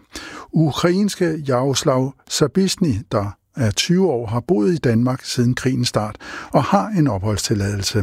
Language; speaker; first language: Danish; native; Danish